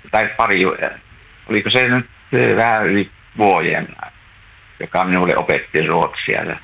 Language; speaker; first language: Finnish; native; Finnish